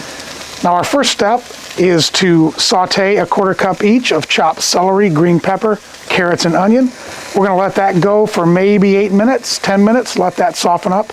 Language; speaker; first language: English; native; English